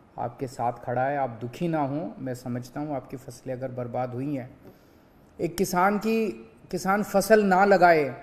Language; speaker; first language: Hindi; native; Hindi